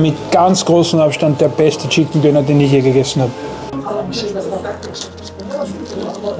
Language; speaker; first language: German; native; German